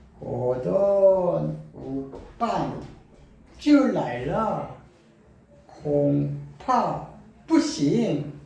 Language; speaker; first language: Korean; native; Korean